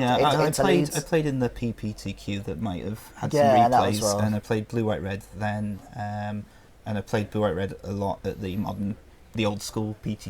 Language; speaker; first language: English; native; English